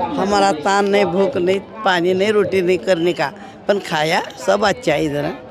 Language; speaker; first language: Hindi; non-native, local second language; Marathi